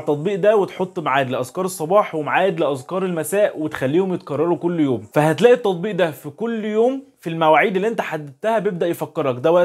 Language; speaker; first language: Arabic; native; Arabic